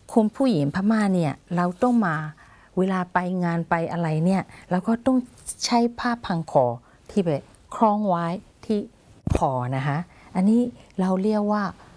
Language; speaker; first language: Thai; non-native, fluent; Burmese